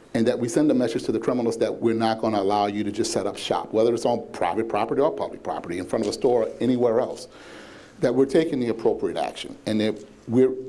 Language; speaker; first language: English; native; English